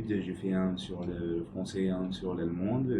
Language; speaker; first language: French; non-native, learner; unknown